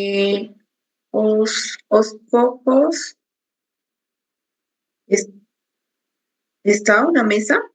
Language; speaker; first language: Portuguese; non-native, learner; Spanish